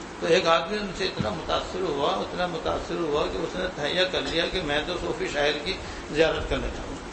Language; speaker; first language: Urdu; native; Urdu